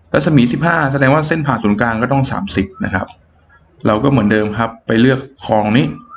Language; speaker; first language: Thai; native; Thai